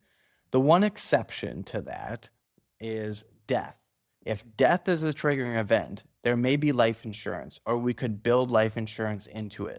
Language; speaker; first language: English; native; English